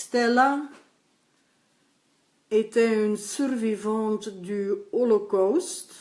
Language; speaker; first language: French; non-native, local second language; Dutch